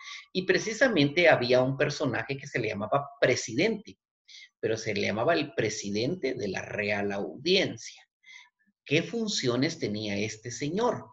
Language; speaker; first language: Spanish; native; Spanish